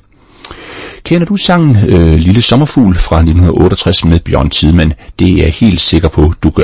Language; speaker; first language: Danish; native; Danish